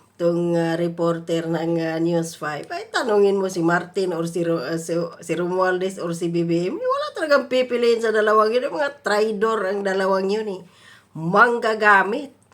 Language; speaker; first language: Filipino; non-native, local second language; Cebuano